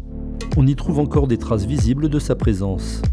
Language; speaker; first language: French; native; French